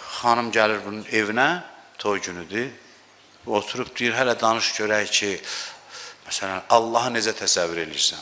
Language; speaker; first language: Azerbaijani; native; Azerbaijani